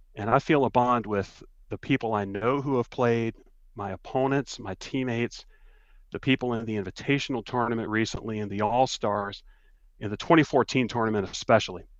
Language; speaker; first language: English; native; English